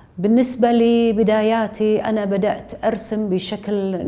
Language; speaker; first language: Arabic; native; Arabic